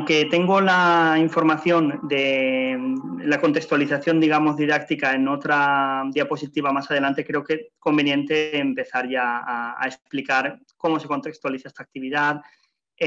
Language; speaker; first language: Spanish; native; Spanish